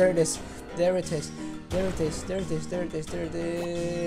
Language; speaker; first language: English; non-native, local second language; Filipino